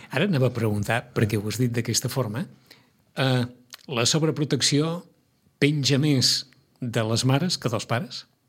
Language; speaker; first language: Catalan; native; Catalan